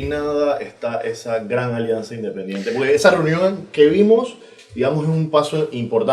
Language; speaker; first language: Spanish; native; Spanish